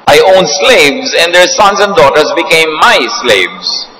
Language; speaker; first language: English; non-native, local second language; Filipino